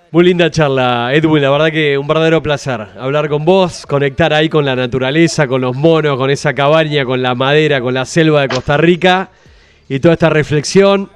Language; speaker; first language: Spanish; native; Spanish